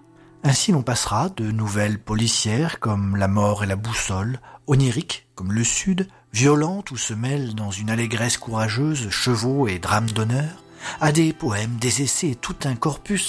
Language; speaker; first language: French; native; French